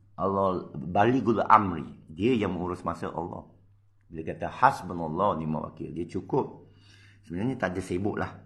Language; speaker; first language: Malay; non-native, local second language; Min Nan Chinese